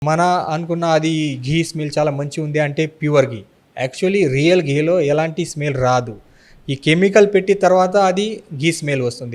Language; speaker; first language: Telugu; non-native, fluent; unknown